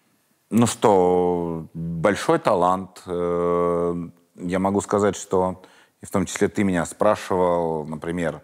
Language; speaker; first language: Russian; native; Russian